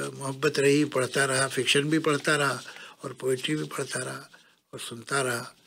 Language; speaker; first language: Hindi; native; Hindi